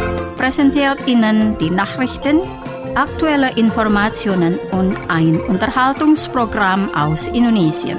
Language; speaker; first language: German; non-native, fluent; Indonesian